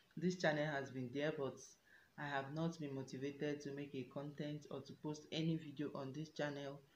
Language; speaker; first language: English; non-native, local second language; Igbo